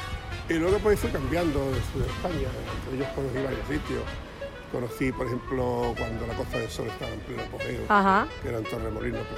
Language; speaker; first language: Spanish; native; Spanish